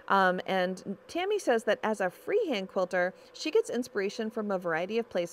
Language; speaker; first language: English; native; English